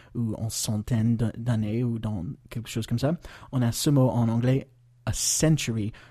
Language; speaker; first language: French; non-native, fluent; English